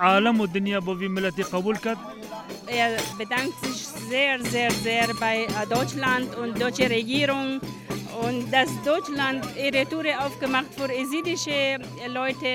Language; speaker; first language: German; non-native, fluent; Kurdish